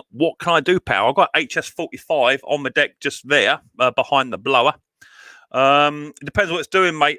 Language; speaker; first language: English; native; English